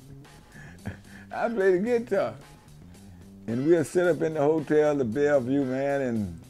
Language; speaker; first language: English; native; English